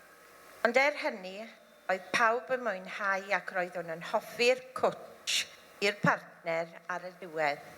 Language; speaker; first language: Welsh; native; Welsh